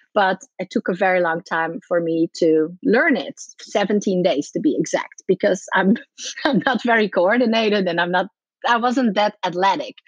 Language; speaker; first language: English; non-native, fluent; Dutch